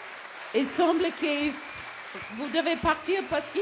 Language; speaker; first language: French; non-native, fluent; English